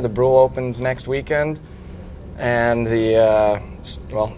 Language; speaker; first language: English; native; English